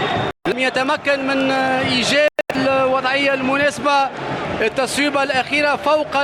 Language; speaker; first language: Arabic; native; Arabic